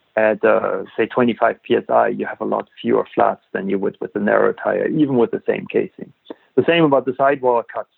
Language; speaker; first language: English; non-native, fluent; German